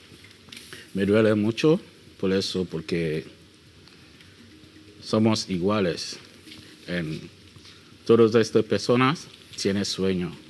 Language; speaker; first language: Spanish; non-native, learner; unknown